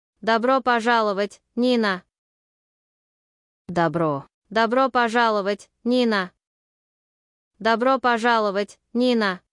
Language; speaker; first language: Russian; non-native, learner; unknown